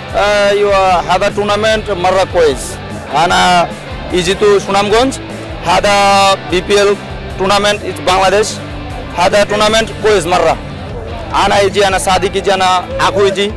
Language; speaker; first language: Arabic; non-native, learner; Bangla